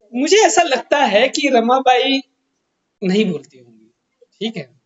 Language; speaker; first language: Hindi; non-native, local second language; Marathi